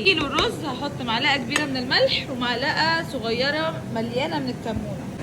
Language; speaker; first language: Arabic; native; Arabic